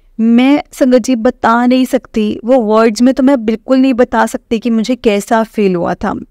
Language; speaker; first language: Hindi; non-native, local second language; Punjabi